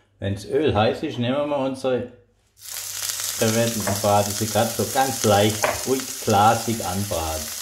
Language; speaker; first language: German; native; German